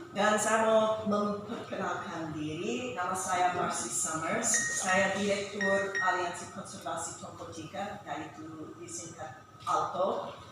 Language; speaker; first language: Indonesian; non-native, fluent; English